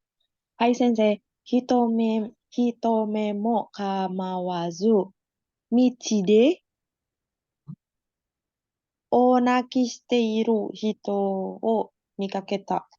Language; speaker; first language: Japanese; non-native, learner; Indonesian